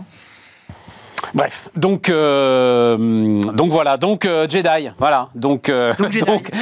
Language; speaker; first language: French; native; French